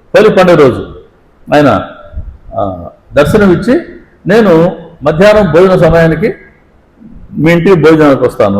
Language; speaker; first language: Telugu; native; Telugu